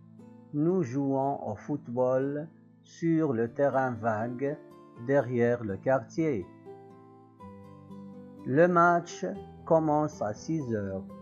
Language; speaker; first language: French; non-native, local second language; Arabic